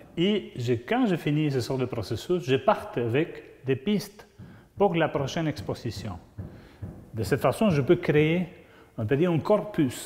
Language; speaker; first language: French; non-native, fluent; Spanish